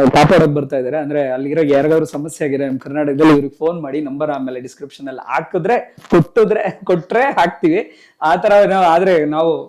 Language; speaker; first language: Kannada; native; Kannada